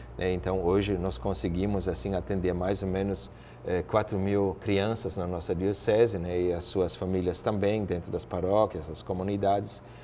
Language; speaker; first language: Portuguese; non-native, fluent; German